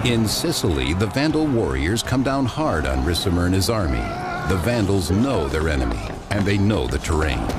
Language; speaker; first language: English; native; English